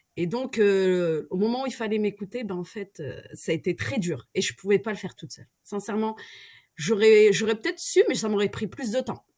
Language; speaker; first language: French; early bilingual, other home language; Arabic